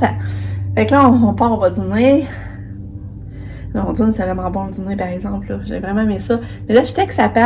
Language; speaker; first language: French; native; French